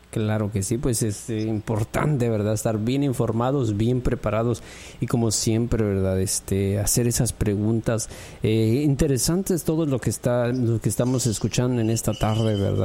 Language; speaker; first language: Spanish; native; Spanish